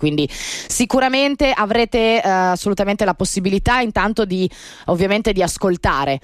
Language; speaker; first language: Italian; native; Italian